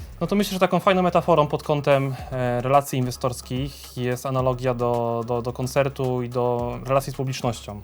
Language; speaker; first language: Polish; native; Polish